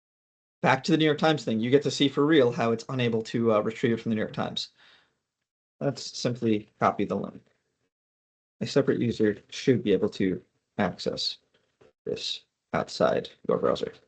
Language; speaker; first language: English; native; English